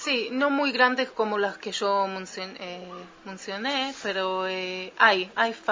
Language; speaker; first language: Spanish; early bilingual, heritage; Spanish